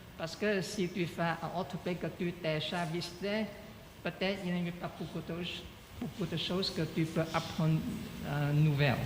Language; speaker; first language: French; non-native, learner; Chinese